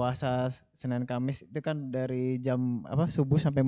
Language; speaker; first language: Indonesian; native; Indonesian